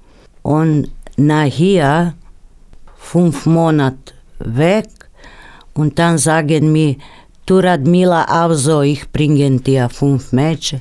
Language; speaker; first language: German; non-native, learner; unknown